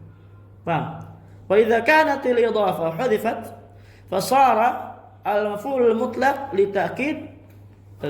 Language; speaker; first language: Arabic; non-native, fluent; Indonesian